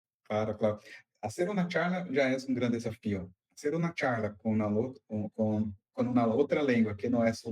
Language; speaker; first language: Spanish; non-native, fluent; Portuguese